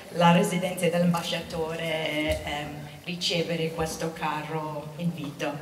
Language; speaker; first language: Italian; non-native, fluent; English